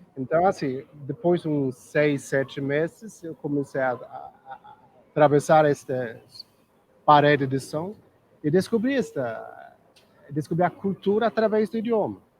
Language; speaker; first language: Portuguese; non-native, fluent; Swedish